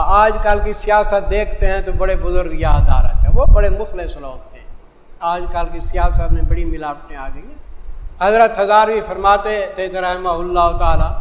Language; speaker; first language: Urdu; non-native, local second language; Saraiki